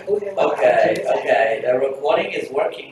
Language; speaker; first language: English; non-native, fluent; Vietnamese